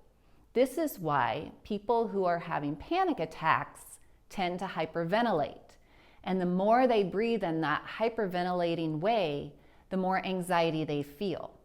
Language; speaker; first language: English; native; English